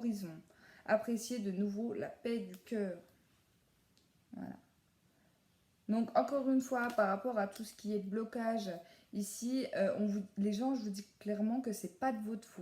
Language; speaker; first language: French; native; French